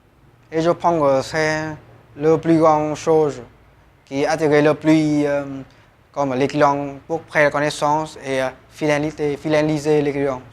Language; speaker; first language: French; non-native, learner; Vietnamese